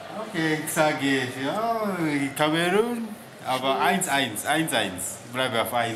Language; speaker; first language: German; non-native, learner; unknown